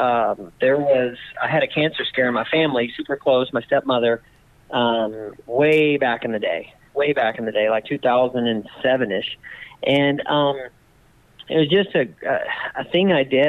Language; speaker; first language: English; native; English